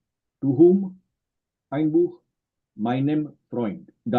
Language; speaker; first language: German; non-native, fluent; Marathi